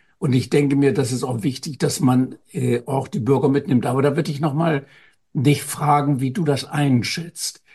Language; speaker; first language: German; native; German